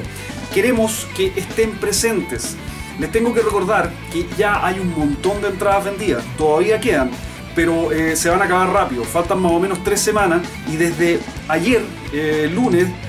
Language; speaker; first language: Spanish; native; Spanish